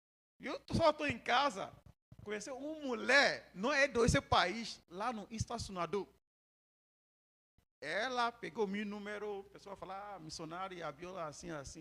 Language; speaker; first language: Portuguese; non-native, learner; Yoruba